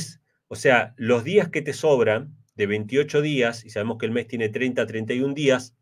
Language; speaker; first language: Spanish; native; Spanish